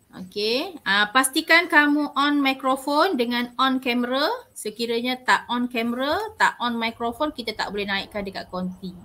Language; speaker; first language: Malay; native; Malay